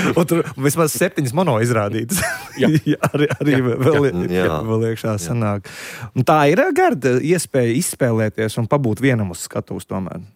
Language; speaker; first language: Latvian; native; Latvian